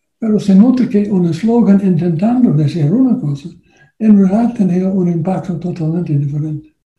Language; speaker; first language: Spanish; non-native, learner; English